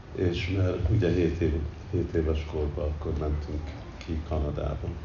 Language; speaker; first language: Hungarian; early bilingual, heritage; Hungarian